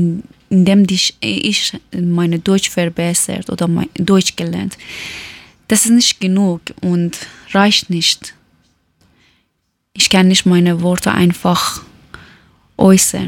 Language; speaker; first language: German; non-native, learner; Persian